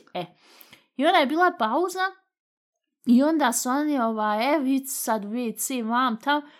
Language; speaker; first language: Bosnian; early bilingual, heritage; Bosnian